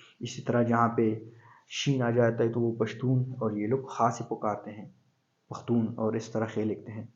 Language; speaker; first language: Urdu; non-native, local second language; Pashto